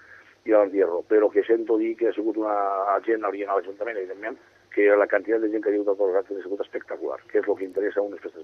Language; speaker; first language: Catalan; native; Catalan